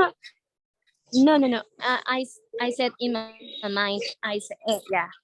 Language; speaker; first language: English; non-native, learner; Spanish